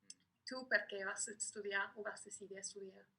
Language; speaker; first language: Catalan; non-native, fluent; English